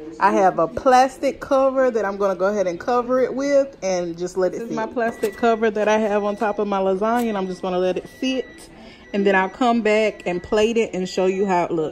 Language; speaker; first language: English; native; English